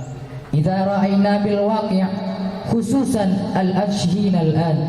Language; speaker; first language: Arabic; non-native, learner; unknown